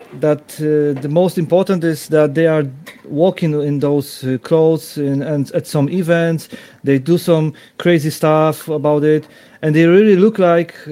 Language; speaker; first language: English; non-native, learner; Polish